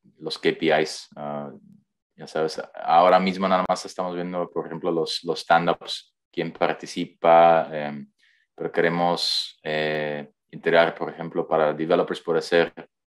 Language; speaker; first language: Spanish; non-native, fluent; Dutch